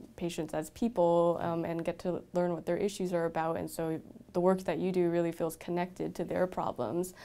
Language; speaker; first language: English; native; English